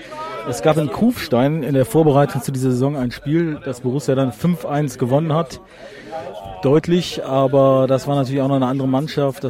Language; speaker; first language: German; native; German